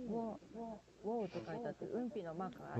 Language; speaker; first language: Japanese; native; Japanese